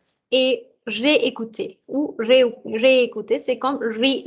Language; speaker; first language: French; non-native, fluent; Hindi